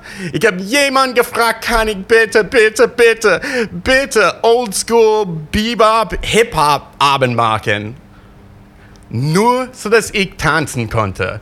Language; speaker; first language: German; non-native, fluent; English